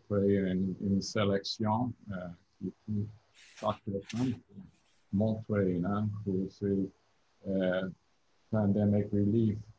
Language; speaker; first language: French; non-native, learner; English